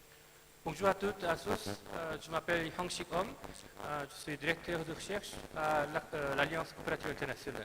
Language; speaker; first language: French; non-native, fluent; Korean